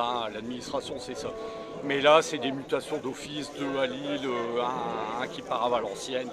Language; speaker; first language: French; native; French